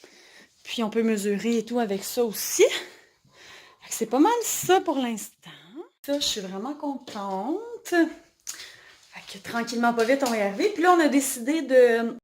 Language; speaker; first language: French; native; French